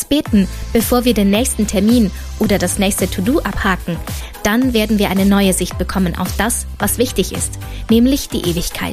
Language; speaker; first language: German; native; German